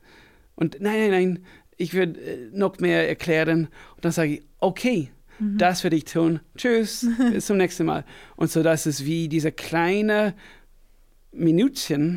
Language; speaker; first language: German; non-native, fluent; English